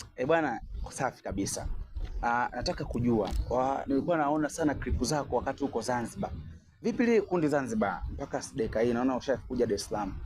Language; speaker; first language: Swahili; native; Swahili